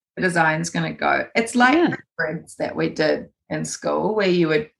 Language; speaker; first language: English; native; English